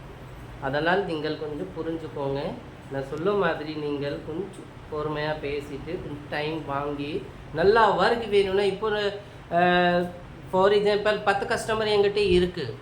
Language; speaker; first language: Tamil; non-native, local second language; Urdu